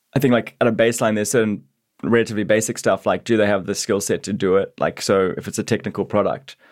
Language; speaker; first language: English; native; English